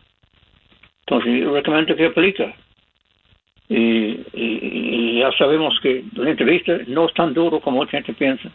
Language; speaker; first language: Spanish; non-native, fluent; English